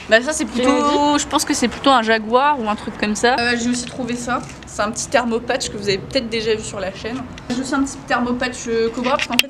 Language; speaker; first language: French; native; French